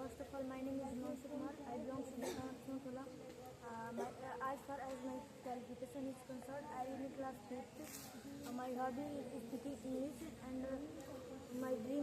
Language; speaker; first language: English; non-native, learner; Hindi